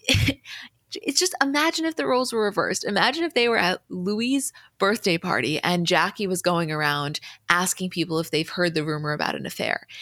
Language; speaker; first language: English; native; English